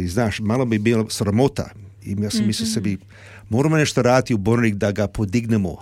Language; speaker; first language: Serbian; early bilingual, heritage; Serbian